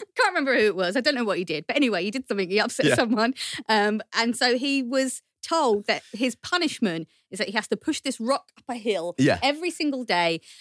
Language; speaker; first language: English; native; English